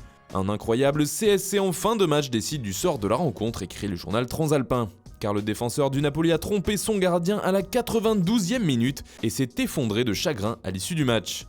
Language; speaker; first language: French; native; French